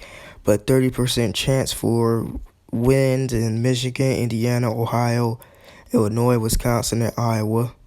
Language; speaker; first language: English; native; English